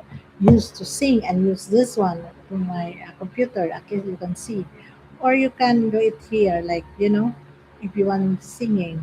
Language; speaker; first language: English; non-native, local second language; Filipino